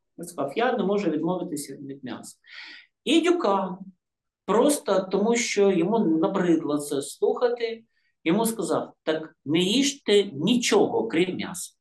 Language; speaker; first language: Ukrainian; non-native, local second language; Russian